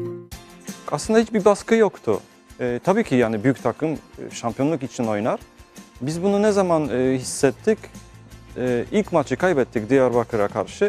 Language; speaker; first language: Turkish; early bilingual, heritage; Turkish